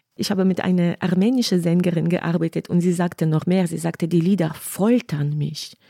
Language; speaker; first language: German; non-native, fluent; Ukrainian